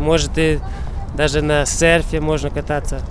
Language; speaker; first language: Russian; non-native, local second language; Latvian